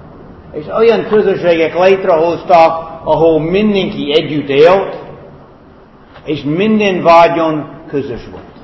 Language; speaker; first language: Hungarian; non-native, fluent; English